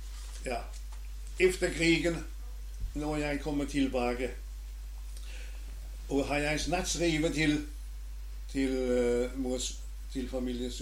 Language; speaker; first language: Norwegian; non-native, learner; German